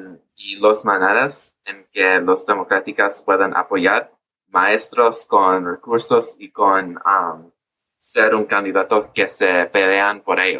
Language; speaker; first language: Spanish; early bilingual, heritage; English